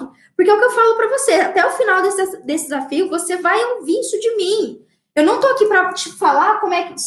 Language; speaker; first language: Portuguese; native; Portuguese